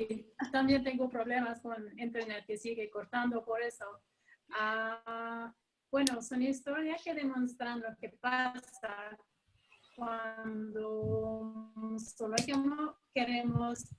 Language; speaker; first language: Spanish; non-native, fluent; English